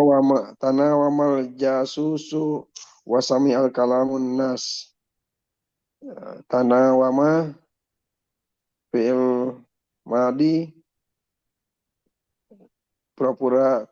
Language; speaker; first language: Arabic; non-native, learner; Indonesian